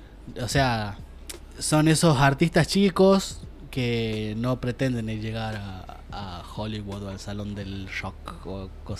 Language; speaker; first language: Spanish; native; Spanish